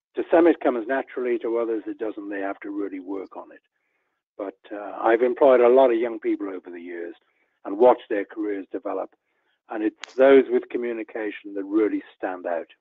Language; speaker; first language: English; native; English